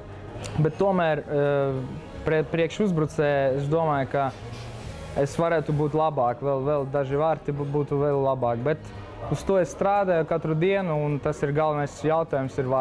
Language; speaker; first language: Latvian; non-native, local second language; Russian